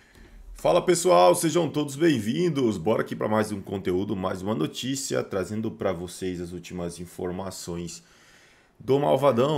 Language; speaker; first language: Portuguese; native; Portuguese